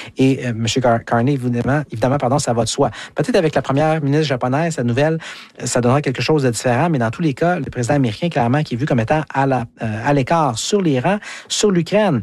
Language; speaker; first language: French; native; French